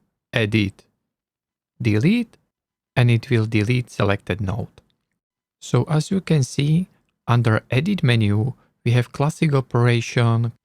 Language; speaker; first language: English; non-native, learner; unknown